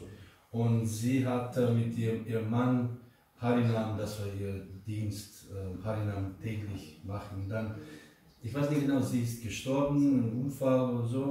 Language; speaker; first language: German; non-native, learner; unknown